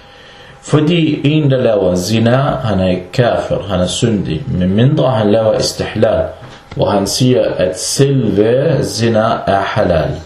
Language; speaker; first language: Danish; early bilingual, other home language; Arabic